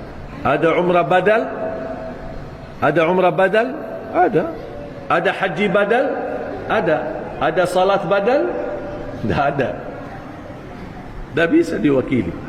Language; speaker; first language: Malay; non-native, fluent; Arabic